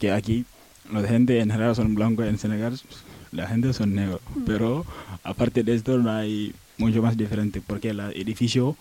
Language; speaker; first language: Spanish; non-native, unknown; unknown